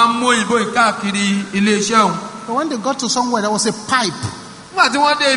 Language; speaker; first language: English; non-native, local second language; Yoruba